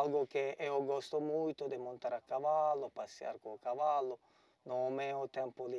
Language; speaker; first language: Portuguese; non-native, learner; Italian